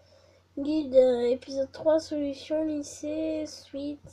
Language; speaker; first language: French; native; French